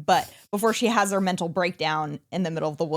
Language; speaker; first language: English; native; English